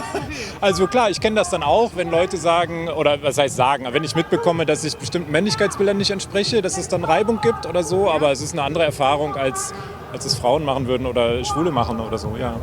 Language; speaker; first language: German; native; German